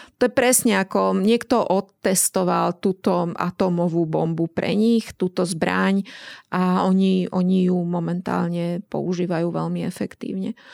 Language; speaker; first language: Slovak; native; Slovak